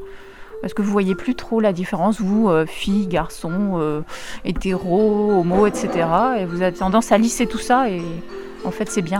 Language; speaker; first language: French; native; French